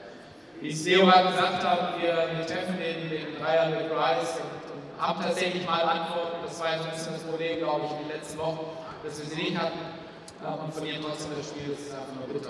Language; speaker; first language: German; native; German